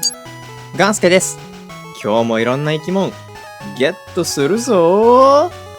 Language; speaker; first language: Japanese; native; Japanese